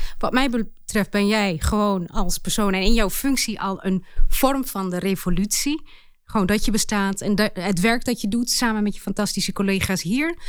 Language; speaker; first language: Dutch; early bilingual, other home language; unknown